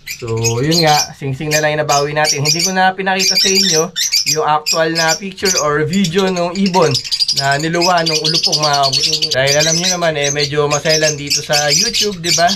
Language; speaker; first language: Filipino; non-native, local second language; Pampanga